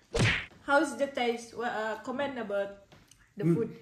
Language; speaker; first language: English; non-native, learner; Indonesian